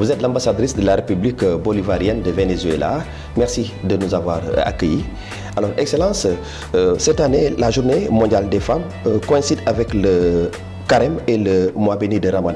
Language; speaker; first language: French; native; French